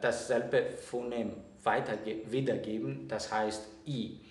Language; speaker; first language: German; non-native, fluent; Greek